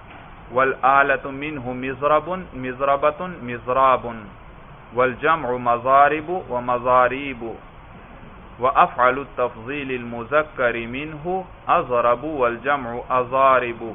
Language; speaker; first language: Arabic; non-native, fluent; Urdu